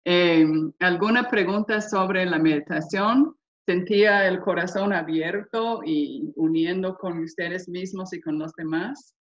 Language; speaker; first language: Spanish; non-native, fluent; English